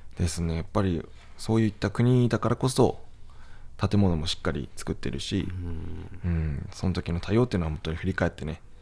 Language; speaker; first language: Japanese; native; Japanese